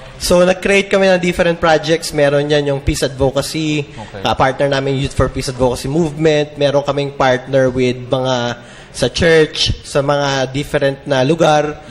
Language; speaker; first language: Filipino; native; Filipino